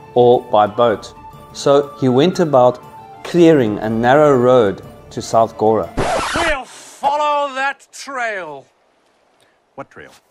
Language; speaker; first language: English; native; English